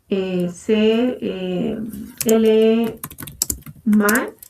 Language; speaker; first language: French; non-native, learner; Spanish